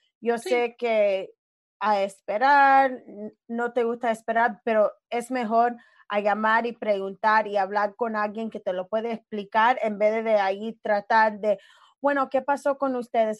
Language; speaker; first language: Spanish; early bilingual, other home language; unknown